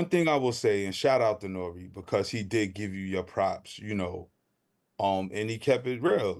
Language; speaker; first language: English; native; English